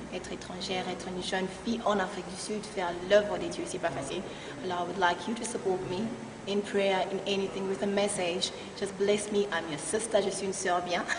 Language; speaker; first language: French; non-native, local second language; Swahili